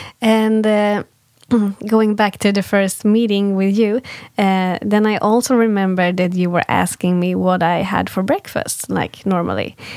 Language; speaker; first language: English; non-native, fluent; Swedish